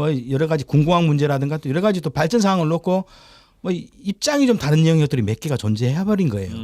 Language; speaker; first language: Korean; native; Korean